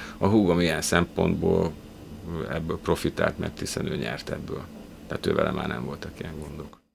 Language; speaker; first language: Hungarian; early bilingual, other home language; Russian